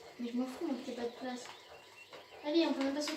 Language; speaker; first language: French; native; French